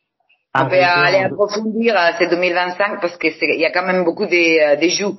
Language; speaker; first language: French; non-native, fluent; Spanish